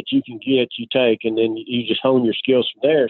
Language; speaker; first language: English; native; English